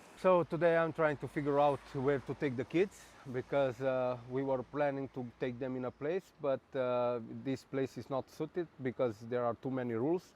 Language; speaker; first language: English; non-native, fluent; Romanian